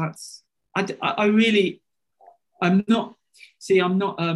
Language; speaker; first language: English; native; English